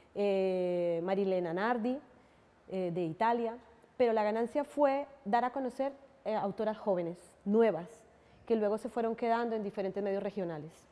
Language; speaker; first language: Spanish; native; Spanish